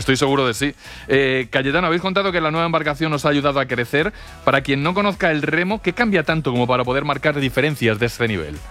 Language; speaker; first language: Spanish; native; Spanish